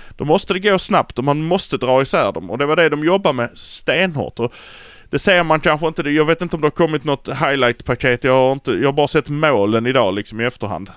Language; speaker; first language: Swedish; native; Swedish